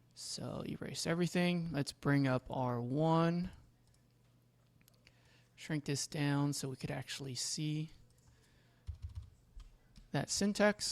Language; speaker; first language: English; native; English